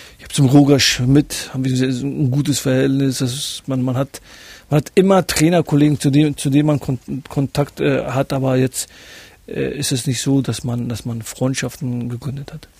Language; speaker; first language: German; early bilingual, other home language; Kurdish